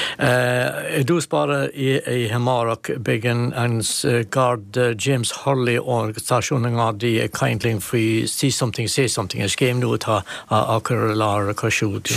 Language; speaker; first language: Irish; native; Irish